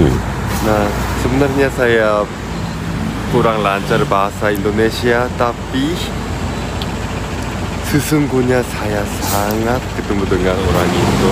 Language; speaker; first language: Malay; non-native, learner; Korean